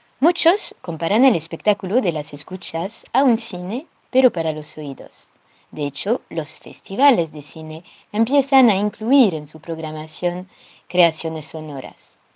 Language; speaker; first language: Spanish; non-native, fluent; French